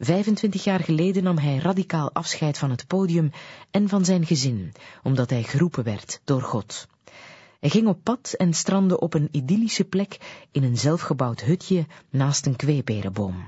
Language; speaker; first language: Dutch; native; Dutch